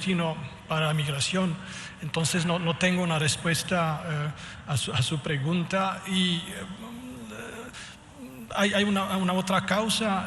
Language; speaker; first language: Spanish; non-native, fluent; Romanian